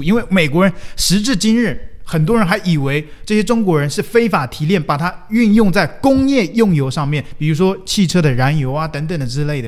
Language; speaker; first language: Chinese; native; Chinese